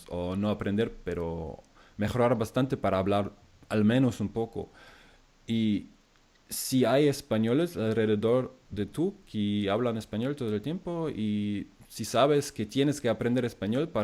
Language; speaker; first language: Spanish; non-native, fluent; German